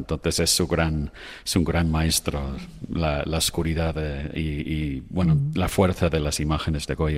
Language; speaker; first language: Spanish; non-native, fluent; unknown